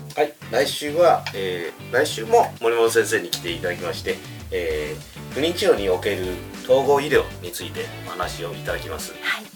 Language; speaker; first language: Japanese; non-native, fluent; Chinese